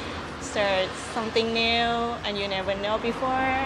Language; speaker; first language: English; non-native, learner; Thai